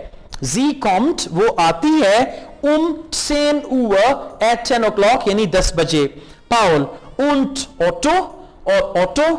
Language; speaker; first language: German; non-native, fluent; Urdu